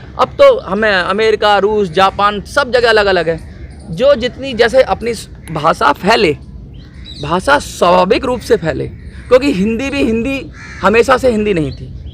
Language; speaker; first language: Hindi; native; Hindi